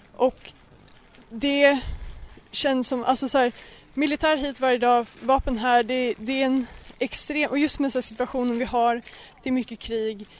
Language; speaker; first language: Swedish; native; Swedish